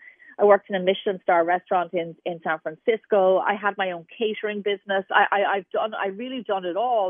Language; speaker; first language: English; native; English